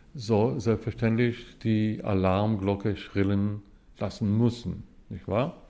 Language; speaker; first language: German; early bilingual, heritage; Hebrew